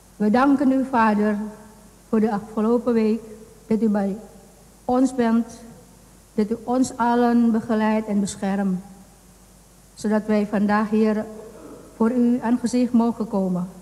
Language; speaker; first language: Dutch; non-native, fluent; Indonesian